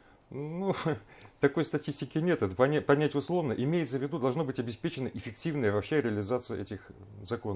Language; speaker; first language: Russian; native; Russian